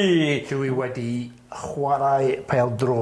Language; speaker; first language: Welsh; non-native, learner; English